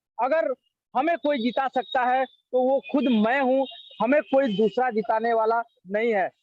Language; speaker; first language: Hindi; native; Hindi